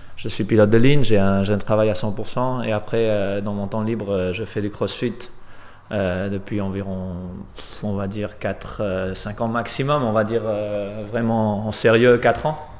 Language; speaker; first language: French; non-native, fluent; Spanish